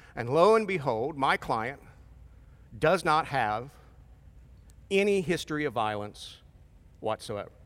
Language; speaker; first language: English; native; English